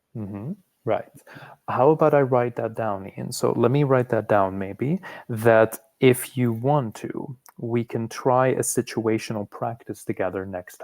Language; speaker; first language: English; non-native, fluent; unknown